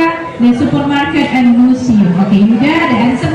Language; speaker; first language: English; non-native, learner; Indonesian